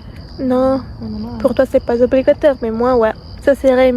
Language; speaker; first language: French; non-native, fluent; Italian